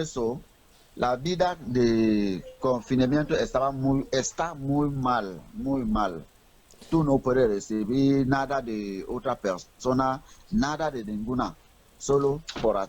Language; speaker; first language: Spanish; non-native, learner; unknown